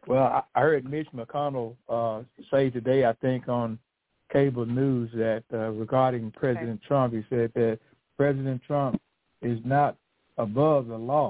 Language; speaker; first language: English; native; English